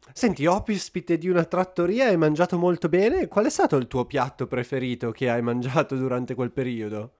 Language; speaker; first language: Italian; native; Italian